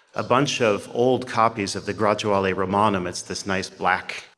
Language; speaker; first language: English; native; English